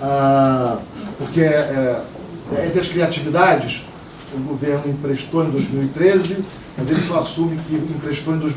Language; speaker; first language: Portuguese; native; Portuguese